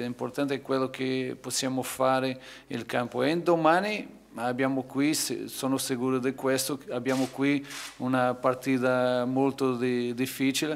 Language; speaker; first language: Italian; non-native, fluent; Portuguese